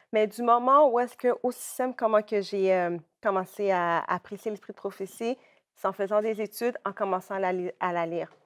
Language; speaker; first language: French; native; French